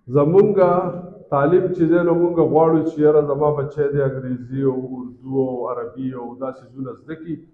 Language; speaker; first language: Pashto; native; Pashto